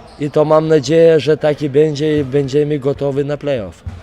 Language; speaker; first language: Polish; non-native, fluent; Lithuanian